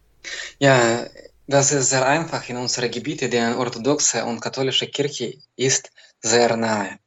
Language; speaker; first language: German; non-native, fluent; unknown